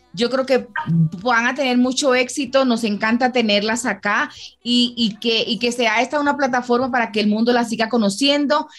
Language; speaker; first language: Spanish; native; Spanish